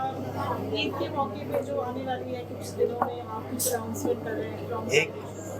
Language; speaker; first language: Hindi; native; Hindi